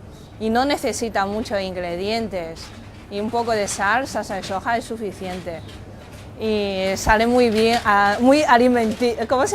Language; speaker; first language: Spanish; non-native, learner; Chinese